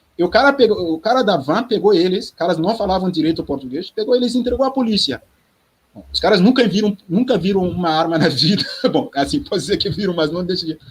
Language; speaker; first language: Portuguese; non-native, fluent; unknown